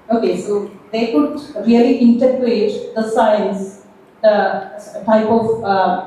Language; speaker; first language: English; non-native, local second language; Malayalam